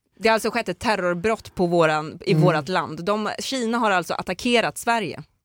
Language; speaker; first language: Swedish; native; Swedish